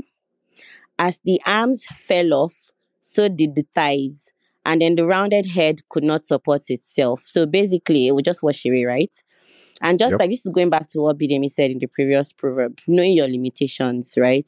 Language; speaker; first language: English; non-native, local second language; Yoruba